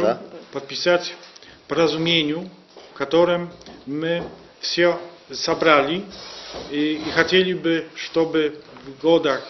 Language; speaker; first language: Russian; non-native, learner; Polish